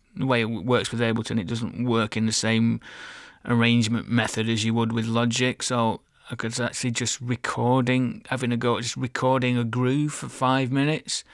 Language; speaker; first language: English; native; English